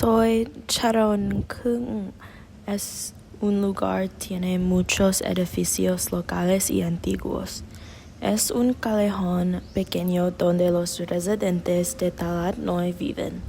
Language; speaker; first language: Spanish; non-native, learner; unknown